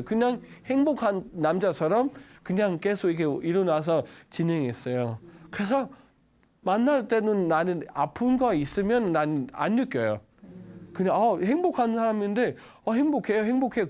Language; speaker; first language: Korean; non-native, learner; Danish